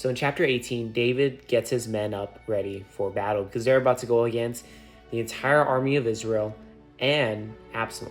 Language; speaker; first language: English; native; English